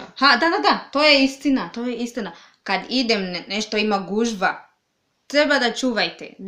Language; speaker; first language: Serbian; non-native, fluent; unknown